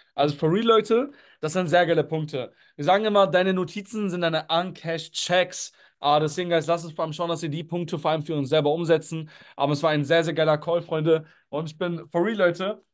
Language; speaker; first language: German; native; German